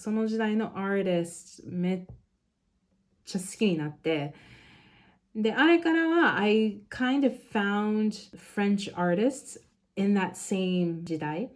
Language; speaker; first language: Japanese; non-native, local second language; English